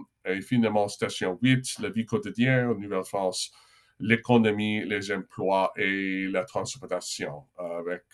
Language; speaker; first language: French; non-native, local second language; English